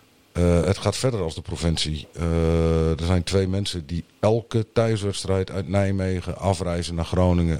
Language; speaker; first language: Dutch; native; Dutch